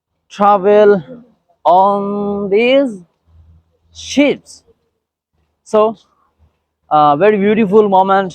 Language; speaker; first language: English; non-native, learner; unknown